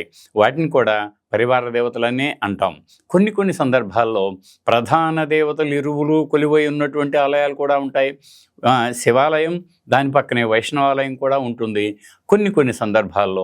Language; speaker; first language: Telugu; native; Telugu